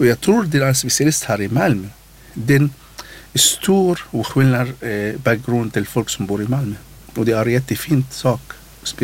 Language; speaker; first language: Swedish; non-native, learner; Arabic